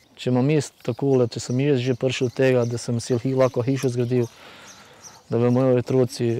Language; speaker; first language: Slovenian; non-native, local second language; Romany